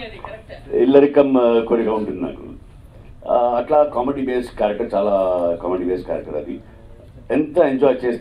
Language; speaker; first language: Telugu; native; Telugu